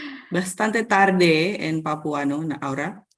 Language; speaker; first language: Spanish; non-native, fluent; Indonesian